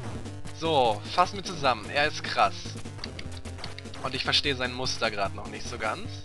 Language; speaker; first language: German; native; German